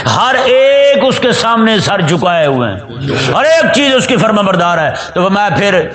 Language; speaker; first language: Urdu; non-native, local second language; Punjabi